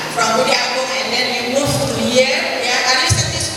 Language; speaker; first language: English; non-native, fluent; Indonesian